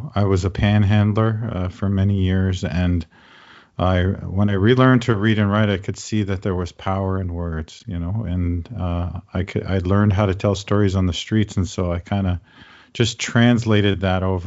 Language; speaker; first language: English; native; English